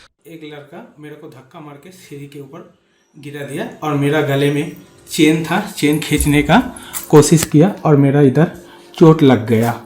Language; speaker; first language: Hindi; non-native, local second language; Bangla